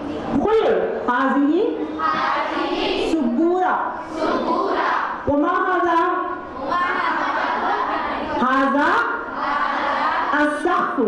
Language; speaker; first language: Arabic; non-native, learner; Urdu